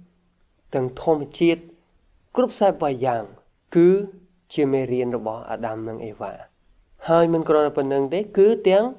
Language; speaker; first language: Khmer; native; Khmer